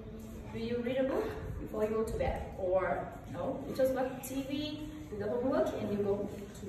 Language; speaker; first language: English; non-native, fluent; Vietnamese